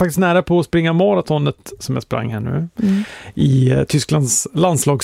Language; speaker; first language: Swedish; native; Swedish